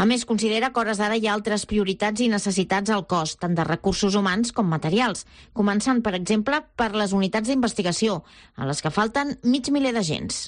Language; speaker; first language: Catalan; native; Catalan